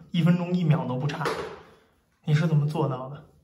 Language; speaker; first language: Chinese; native; Chinese